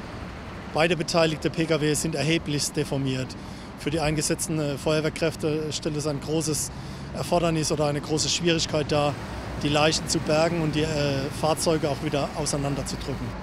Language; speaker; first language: German; native; German